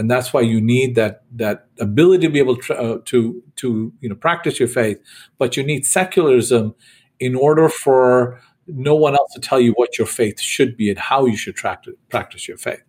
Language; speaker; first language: English; native; English